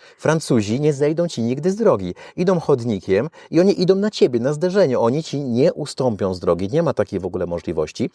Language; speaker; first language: Polish; native; Polish